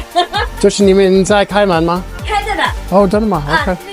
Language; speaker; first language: Chinese; non-native, learner; English